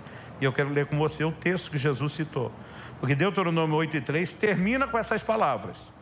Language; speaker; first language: Portuguese; native; Portuguese